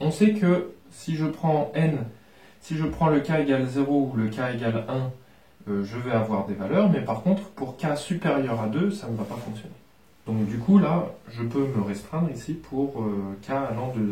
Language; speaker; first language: French; native; French